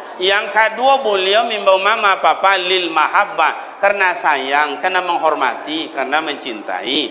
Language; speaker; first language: Malay; native; Malay